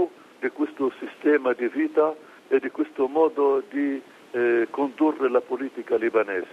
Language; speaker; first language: Italian; non-native, fluent; Arabic